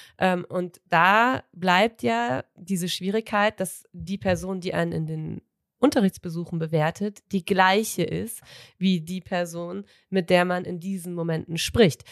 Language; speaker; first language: German; native; German